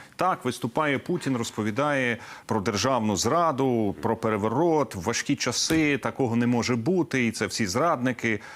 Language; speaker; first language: Ukrainian; native; Ukrainian